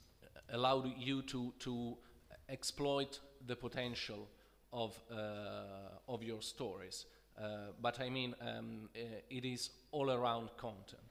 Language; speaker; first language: English; non-native, fluent; Italian